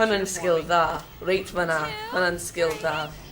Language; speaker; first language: Welsh; non-native, local second language; English